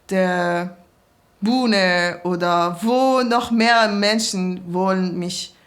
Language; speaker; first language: German; non-native, learner; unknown